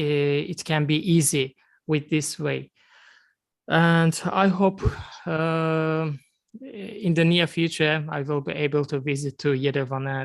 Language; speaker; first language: English; non-native, learner; Azerbaijani